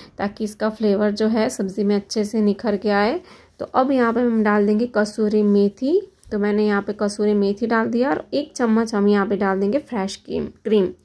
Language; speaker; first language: Hindi; non-native, local second language; Gujarati